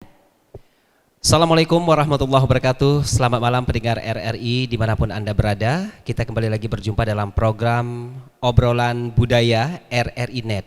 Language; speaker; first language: Malay; native; Malay